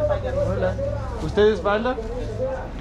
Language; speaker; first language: Spanish; non-native, learner; Danish